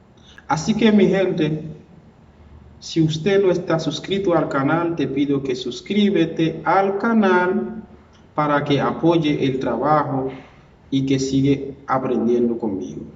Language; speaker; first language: Spanish; non-native, fluent; Haitian Creole